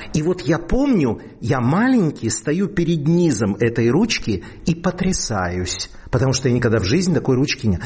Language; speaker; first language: Russian; native; Russian